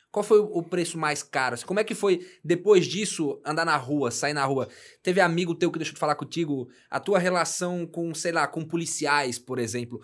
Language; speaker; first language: Portuguese; native; Portuguese